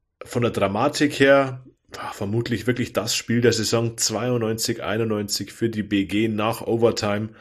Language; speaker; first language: German; native; German